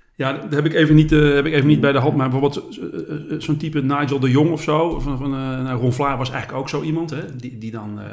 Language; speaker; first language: Dutch; native; Dutch